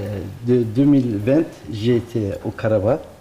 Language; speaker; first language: French; non-native, learner; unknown